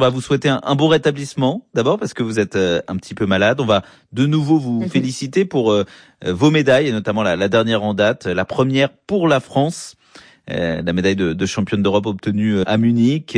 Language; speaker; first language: French; native; French